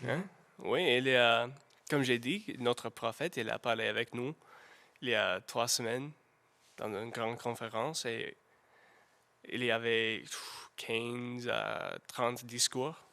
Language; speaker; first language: French; non-native, learner; English